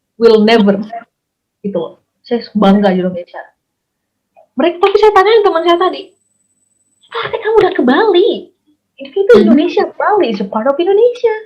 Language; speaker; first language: Indonesian; native; Indonesian